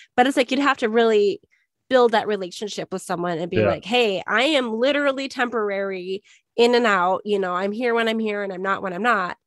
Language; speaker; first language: English; native; English